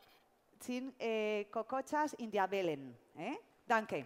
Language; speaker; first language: German; non-native, fluent; Spanish